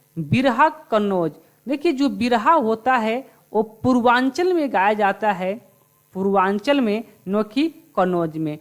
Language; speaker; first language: Hindi; native; Hindi